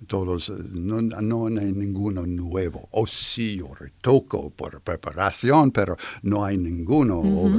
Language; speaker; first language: Spanish; non-native, learner; French